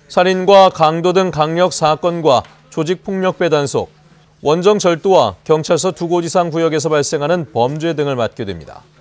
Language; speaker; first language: Korean; native; Korean